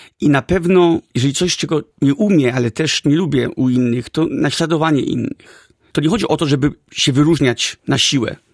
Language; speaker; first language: Polish; early bilingual, heritage; Polish